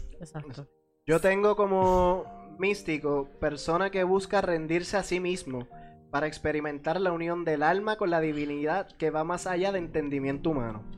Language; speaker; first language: Spanish; native; Spanish